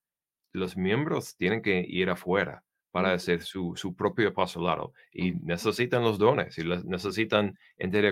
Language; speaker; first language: Spanish; non-native, fluent; English